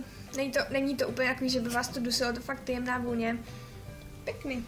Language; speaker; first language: Czech; native; Czech